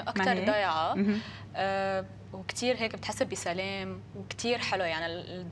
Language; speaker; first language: Arabic; native; Arabic